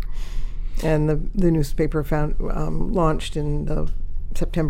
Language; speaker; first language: English; native; English